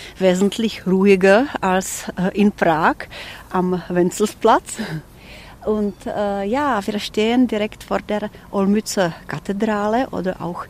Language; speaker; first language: German; non-native, fluent; Czech